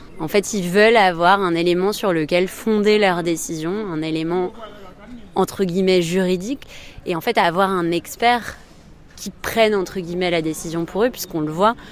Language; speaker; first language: French; native; French